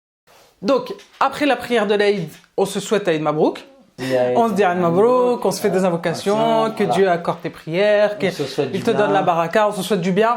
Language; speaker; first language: French; native; French